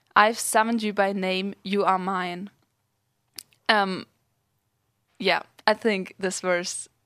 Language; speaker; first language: English; non-native, fluent; German